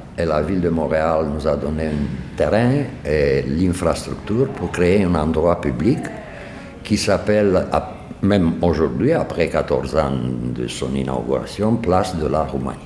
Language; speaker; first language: French; non-native, fluent; Romanian